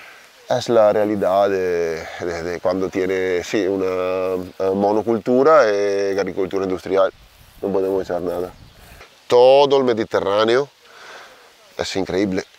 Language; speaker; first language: Spanish; non-native, learner; Italian